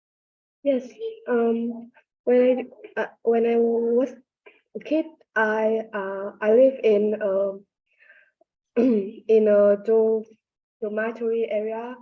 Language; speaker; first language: English; non-native, learner; Vietnamese